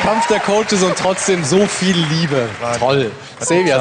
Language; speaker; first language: German; native; German